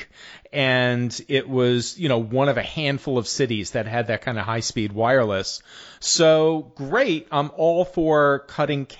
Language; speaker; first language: English; native; English